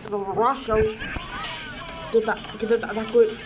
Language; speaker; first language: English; non-native, learner; Malay